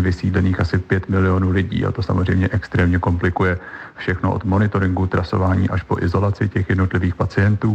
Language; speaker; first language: Czech; native; Czech